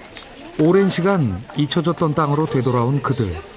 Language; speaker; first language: Korean; native; Korean